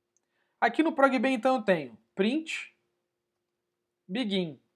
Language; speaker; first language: Portuguese; native; Portuguese